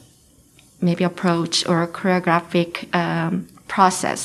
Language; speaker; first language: English; non-native, fluent; Korean